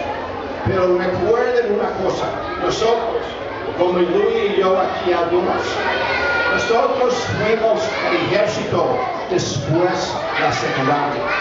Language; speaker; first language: Spanish; non-native, fluent; English